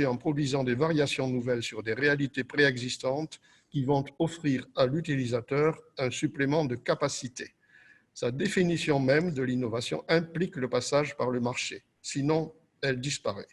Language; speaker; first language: French; native; French